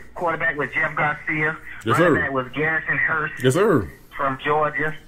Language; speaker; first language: English; native; English